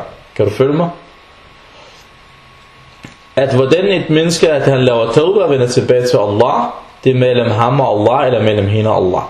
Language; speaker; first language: Danish; non-native, fluent; Arabic